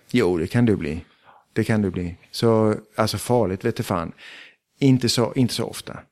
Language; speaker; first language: Swedish; early bilingual, heritage; Swedish